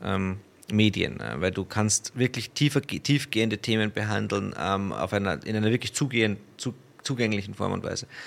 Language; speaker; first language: German; native; German